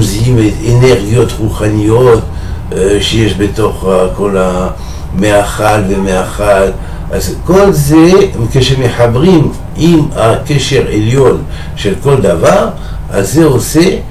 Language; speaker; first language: Hebrew; non-native, fluent; French